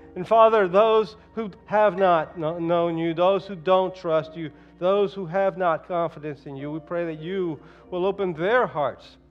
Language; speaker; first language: English; early bilingual, other home language; Spanish